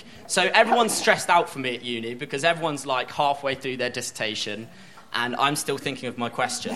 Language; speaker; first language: English; native; English